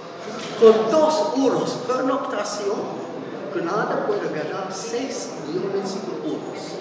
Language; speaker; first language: Spanish; non-native, fluent; English